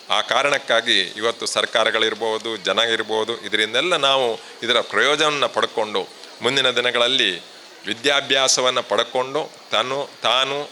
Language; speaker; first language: Kannada; non-native, local second language; Tulu